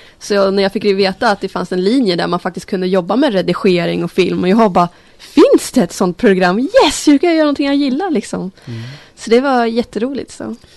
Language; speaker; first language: Swedish; native; Swedish